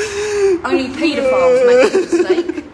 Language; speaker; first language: English; native; English